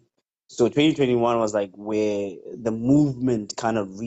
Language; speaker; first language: English; non-native, local second language; Tswana